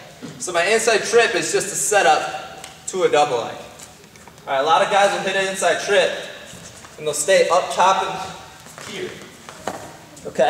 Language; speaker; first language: English; native; English